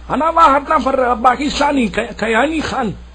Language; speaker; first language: Arabic; non-native, learner; Urdu